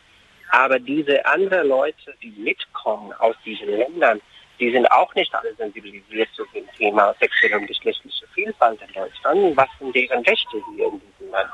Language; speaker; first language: German; non-native, fluent; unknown